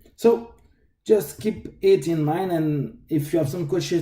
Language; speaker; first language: English; non-native, fluent; French